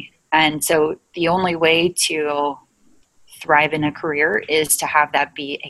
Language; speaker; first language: English; native; English